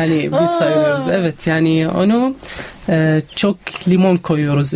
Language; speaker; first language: Turkish; non-native, learner; Arabic